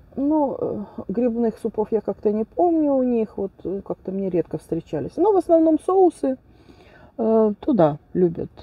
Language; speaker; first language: Russian; native; Russian